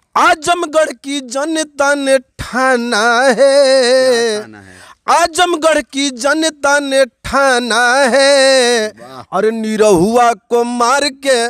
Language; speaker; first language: Hindi; native; Hindi